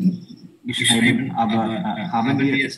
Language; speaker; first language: German; non-native, learner; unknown